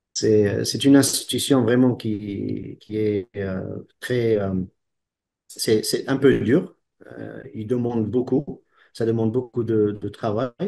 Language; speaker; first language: French; non-native, local second language; Arabic